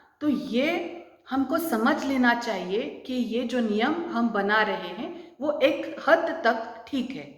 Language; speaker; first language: Hindi; non-native, local second language; Marathi